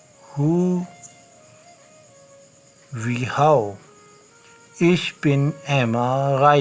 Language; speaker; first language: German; non-native, learner; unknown